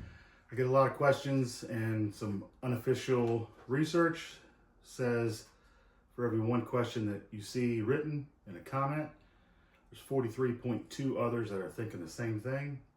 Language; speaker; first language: English; native; English